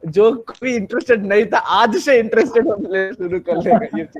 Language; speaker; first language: Hindi; non-native, local second language; Bangla